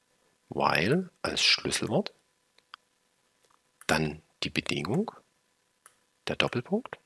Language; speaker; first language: German; native; German